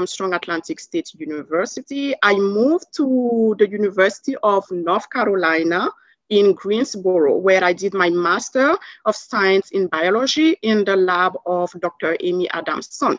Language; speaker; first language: English; non-native, fluent; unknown